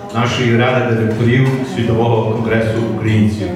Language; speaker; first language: Ukrainian; early bilingual, heritage; Ukrainian